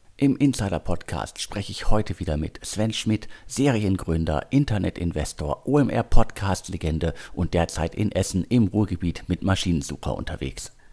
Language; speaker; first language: German; native; German